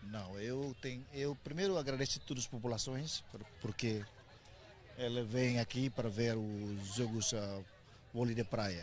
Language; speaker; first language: Portuguese; non-native, local second language; Tetum